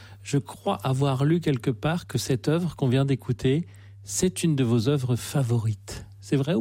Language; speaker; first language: French; native; French